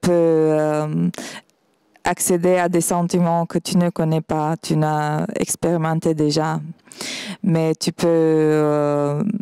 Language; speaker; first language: French; non-native, fluent; Romanian